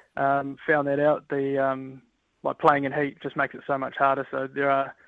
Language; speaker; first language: English; native; English